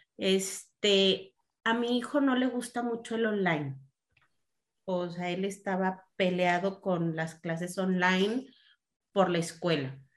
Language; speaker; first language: Spanish; native; Spanish